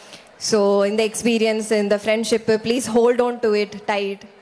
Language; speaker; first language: Tamil; non-native, local second language; Malayalam